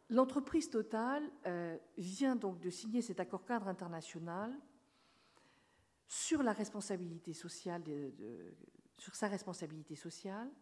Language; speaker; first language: French; native; French